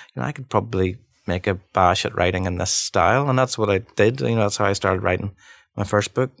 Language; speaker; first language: English; native; English